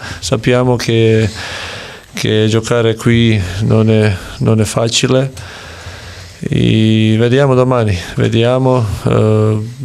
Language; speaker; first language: Italian; non-native, learner; Serbian